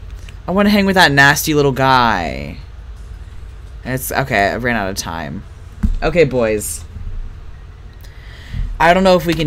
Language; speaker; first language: English; native; English